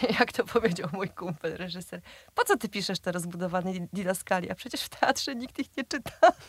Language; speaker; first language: Polish; native; Polish